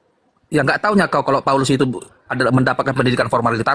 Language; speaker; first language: Indonesian; native; Indonesian